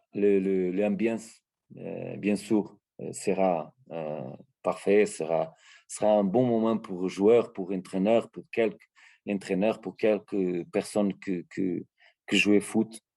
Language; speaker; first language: French; non-native, learner; Portuguese